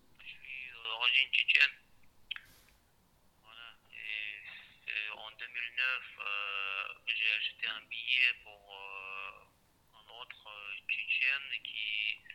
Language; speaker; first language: French; non-native, learner; Chechen